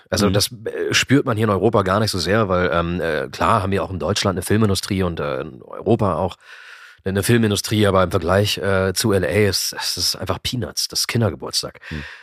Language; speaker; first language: German; native; German